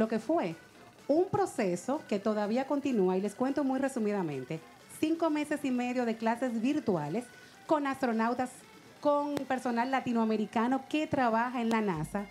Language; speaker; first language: Spanish; native; Spanish